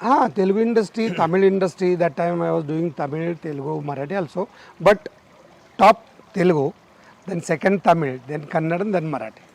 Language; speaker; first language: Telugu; non-native, learner; Marathi